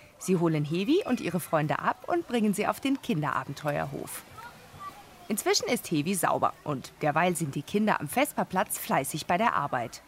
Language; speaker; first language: German; native; German